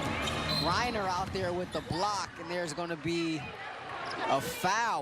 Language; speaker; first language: English; native; English